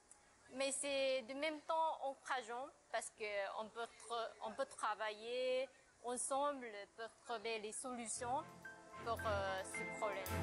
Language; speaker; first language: French; non-native, fluent; Japanese